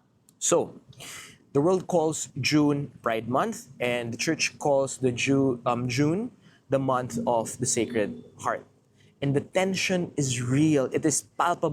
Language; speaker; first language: English; non-native, local second language; Filipino